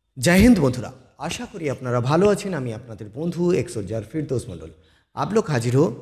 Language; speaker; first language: Hindi; non-native, local second language; Bangla